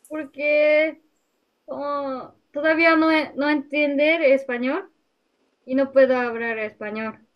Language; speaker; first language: Spanish; non-native, learner; Japanese